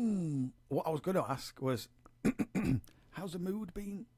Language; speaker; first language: English; native; English